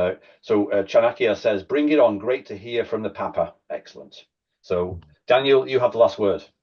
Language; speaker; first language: English; native; English